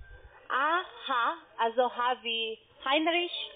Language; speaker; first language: German; non-native, learner; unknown